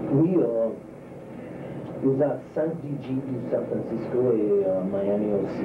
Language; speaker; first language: French; non-native, learner; English